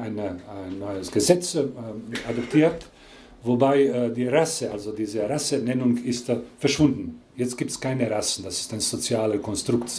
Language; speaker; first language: German; non-native, fluent; Croatian